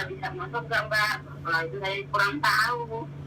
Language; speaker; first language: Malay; non-native, local second language; Javanese